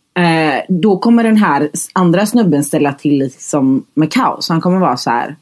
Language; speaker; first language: Swedish; native; Swedish